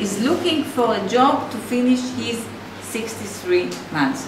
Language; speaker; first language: English; non-native, fluent; Hebrew